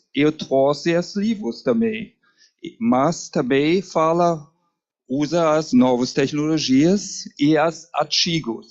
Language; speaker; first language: Portuguese; non-native, learner; German